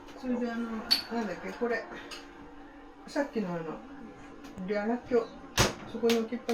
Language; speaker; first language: Japanese; native; Japanese